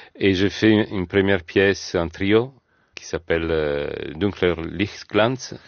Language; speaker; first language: French; non-native, fluent; Italian